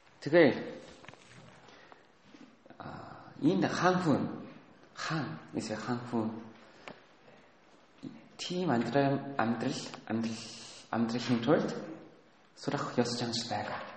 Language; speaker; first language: Mongolian; non-native, learner; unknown